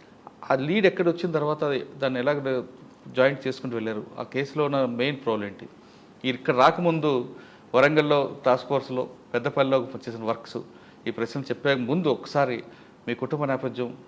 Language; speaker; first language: Telugu; native; Telugu